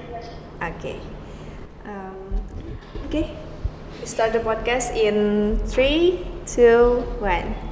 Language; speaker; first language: English; non-native, learner; Indonesian